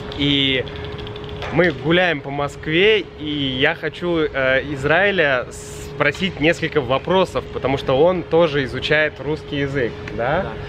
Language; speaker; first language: Russian; native; Russian